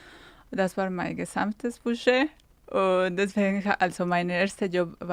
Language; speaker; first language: German; non-native, fluent; Spanish